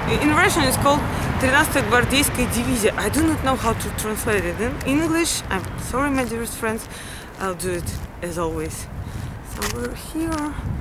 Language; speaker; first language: English; non-native, fluent; Russian